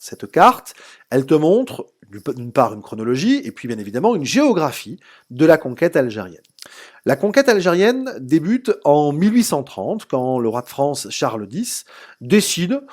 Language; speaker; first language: French; native; French